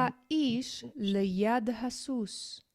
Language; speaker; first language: Hebrew; non-native, learner; English